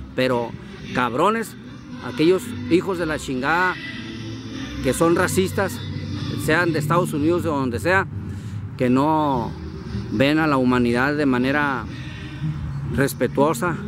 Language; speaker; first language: Spanish; native; Spanish